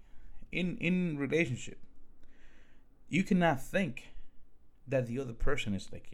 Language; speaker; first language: English; early bilingual, other home language; Spanish